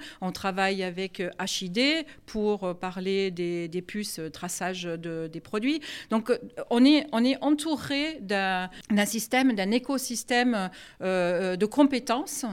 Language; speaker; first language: French; non-native, fluent; German